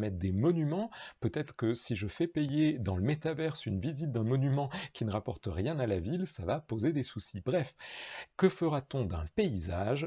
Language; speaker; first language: French; native; French